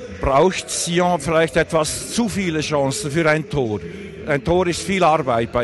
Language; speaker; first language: German; native; German